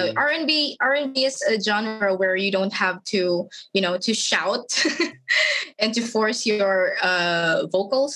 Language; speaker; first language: English; non-native, local second language; Filipino